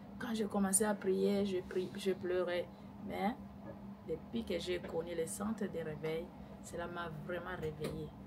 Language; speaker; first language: French; non-native, local second language; Lingala